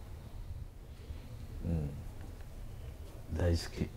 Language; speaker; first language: Japanese; non-native, learner; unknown